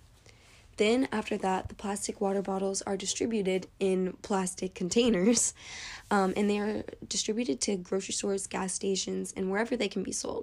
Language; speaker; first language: English; native; English